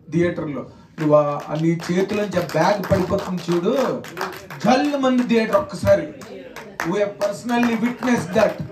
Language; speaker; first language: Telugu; native; Telugu